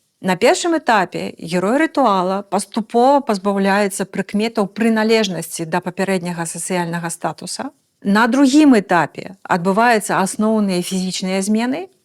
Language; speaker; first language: Belarusian; native; Belarusian